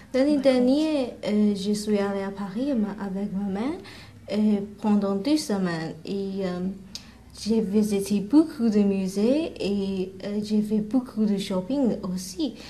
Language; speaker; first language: French; non-native, learner; English